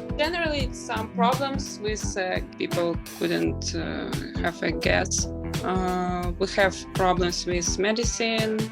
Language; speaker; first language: English; non-native, learner; Ukrainian